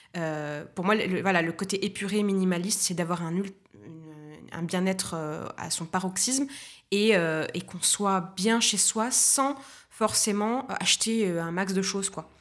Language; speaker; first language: French; non-native, local second language; Arabic